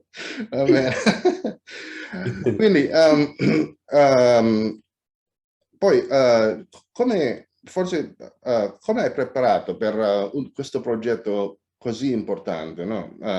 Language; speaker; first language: Italian; non-native, fluent; Indonesian